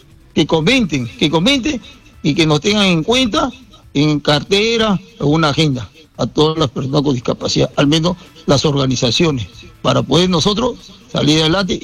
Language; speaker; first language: Spanish; native; Spanish